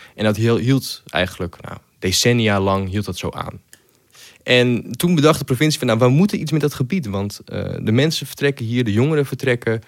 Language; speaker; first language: Dutch; native; Dutch